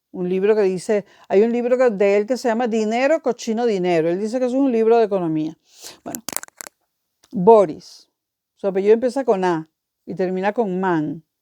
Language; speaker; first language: Spanish; native; Spanish